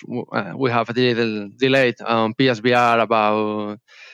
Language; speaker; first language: English; non-native, learner; Spanish